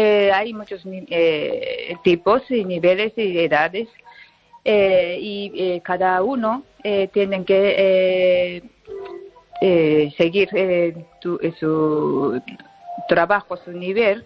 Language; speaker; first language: Spanish; non-native, learner; Japanese